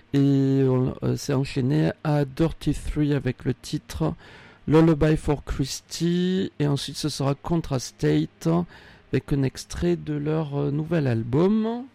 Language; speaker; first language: French; native; French